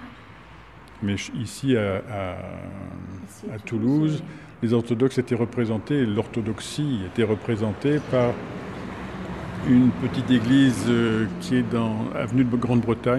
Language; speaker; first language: French; native; French